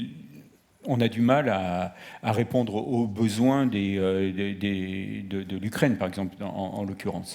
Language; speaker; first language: French; native; French